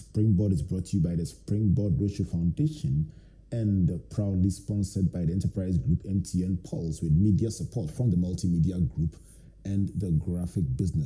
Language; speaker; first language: English; non-native, local second language; Akan